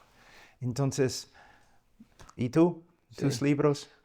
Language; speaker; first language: Spanish; non-native, fluent; English